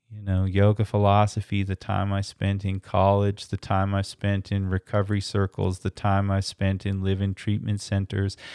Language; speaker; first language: English; early bilingual, other home language; German